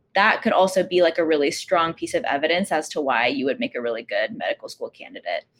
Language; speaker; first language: English; native; English